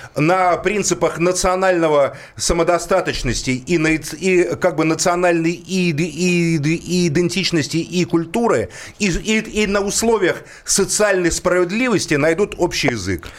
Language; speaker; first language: Russian; native; Russian